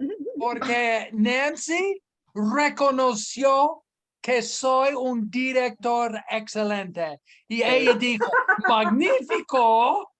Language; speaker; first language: Spanish; non-native, fluent; English